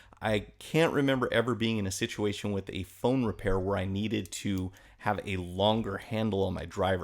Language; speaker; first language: English; native; English